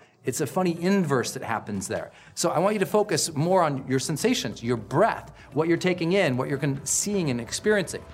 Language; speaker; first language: English; native; English